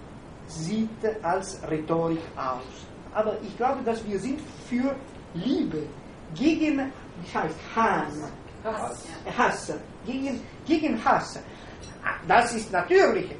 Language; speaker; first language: German; non-native, fluent; Italian